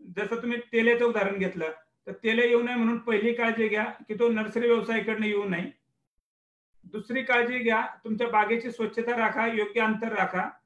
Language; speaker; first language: Marathi; native; Marathi